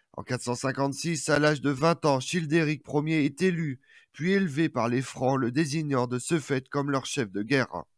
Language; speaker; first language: French; native; French